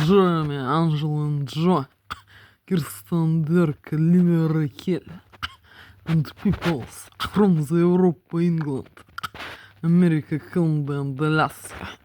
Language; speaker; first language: English; non-native, learner; Russian